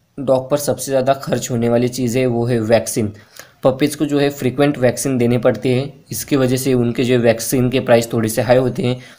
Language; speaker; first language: Hindi; native; Hindi